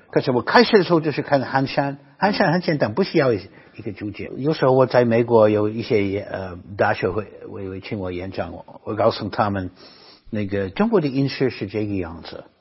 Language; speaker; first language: Chinese; non-native, fluent; English